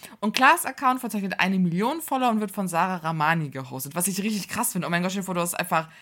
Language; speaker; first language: German; early bilingual, other home language; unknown